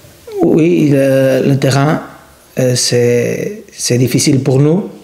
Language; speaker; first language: French; non-native, learner; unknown